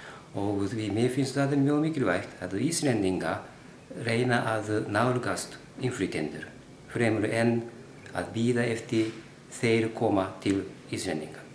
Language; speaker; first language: Icelandic; non-native, fluent; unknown